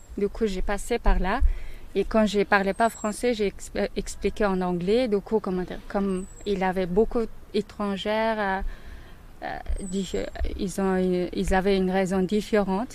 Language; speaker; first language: French; non-native, learner; Mongolian